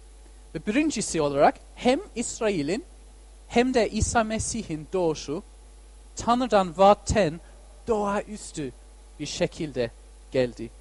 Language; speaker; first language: Turkish; non-native, fluent; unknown